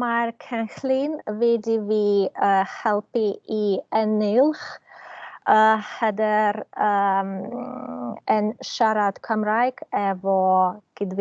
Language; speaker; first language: Welsh; non-native, learner; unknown